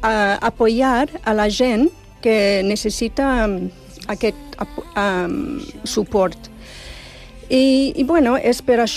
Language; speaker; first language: Catalan; non-native, fluent; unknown